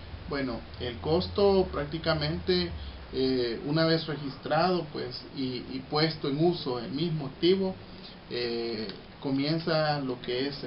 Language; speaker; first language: Spanish; native; Spanish